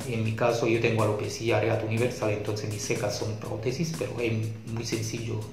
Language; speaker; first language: Spanish; non-native, fluent; Italian